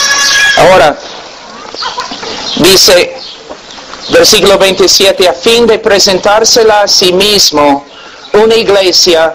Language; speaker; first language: Spanish; non-native, fluent; English